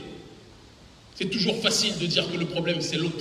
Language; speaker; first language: French; native; French